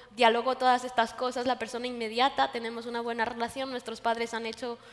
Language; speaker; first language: Spanish; native; Spanish